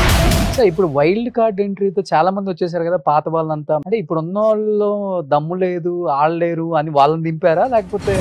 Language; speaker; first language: Telugu; native; Telugu